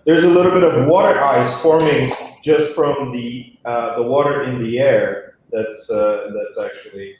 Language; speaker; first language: English; non-native, fluent; Bulgarian